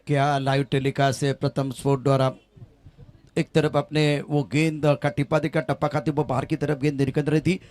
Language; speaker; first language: Hindi; non-native, local second language; Marathi